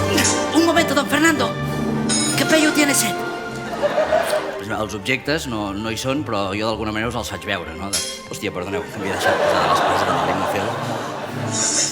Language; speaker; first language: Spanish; non-native, local second language; Catalan